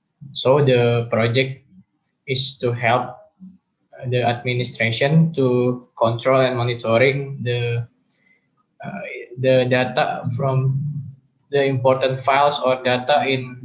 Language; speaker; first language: English; non-native, learner; Indonesian